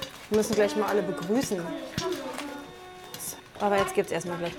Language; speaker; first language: German; native; German